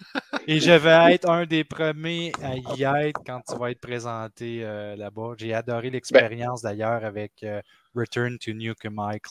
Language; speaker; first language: French; native; French